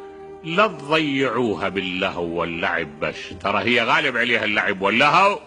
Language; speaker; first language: Arabic; native; Arabic